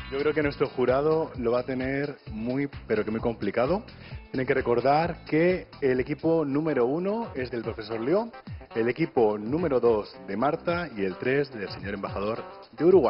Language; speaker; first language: Spanish; non-native, fluent; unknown